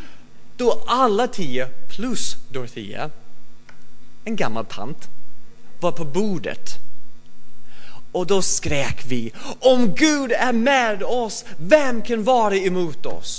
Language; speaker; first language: Swedish; non-native, fluent; English